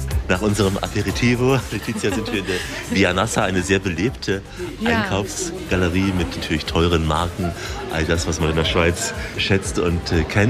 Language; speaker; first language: German; native; German